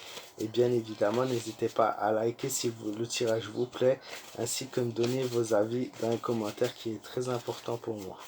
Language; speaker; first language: French; native; French